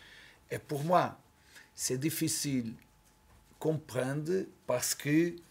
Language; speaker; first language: French; non-native, learner; Portuguese